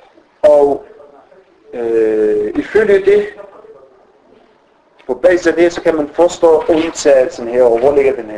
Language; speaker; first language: Danish; non-native, fluent; Arabic